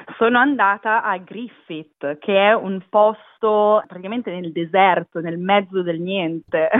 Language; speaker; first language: Italian; native; Italian